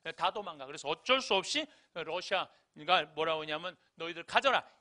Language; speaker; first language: Korean; native; Korean